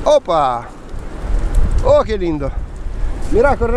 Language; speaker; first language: Spanish; non-native, fluent; Russian